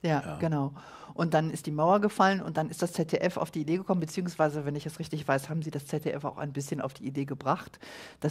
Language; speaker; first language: German; native; German